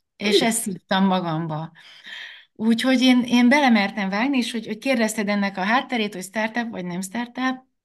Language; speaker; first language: Hungarian; native; Hungarian